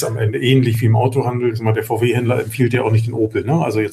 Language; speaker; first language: German; native; German